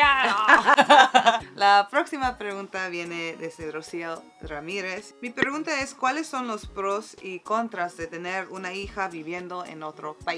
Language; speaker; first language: Spanish; early bilingual, heritage; Spanish